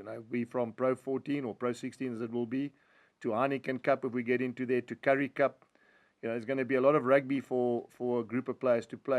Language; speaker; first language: English; native; English